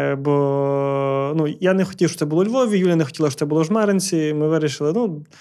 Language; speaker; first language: Ukrainian; early bilingual, heritage; Ukrainian